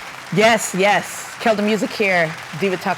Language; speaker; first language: English; native; English